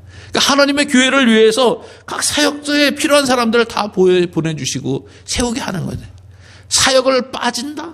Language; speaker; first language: Korean; native; Korean